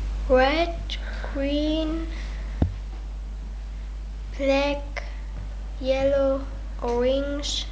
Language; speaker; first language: English; non-native, learner; German